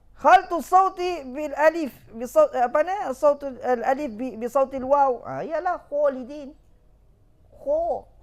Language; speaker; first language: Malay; non-native, local second language; Achinese